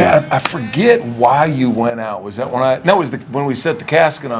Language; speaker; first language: English; native; English